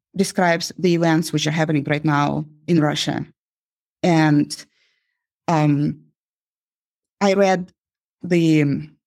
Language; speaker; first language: English; non-native, fluent; Uzbek